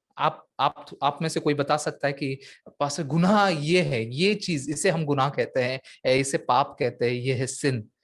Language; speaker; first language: Hindi; non-native, local second language; Marathi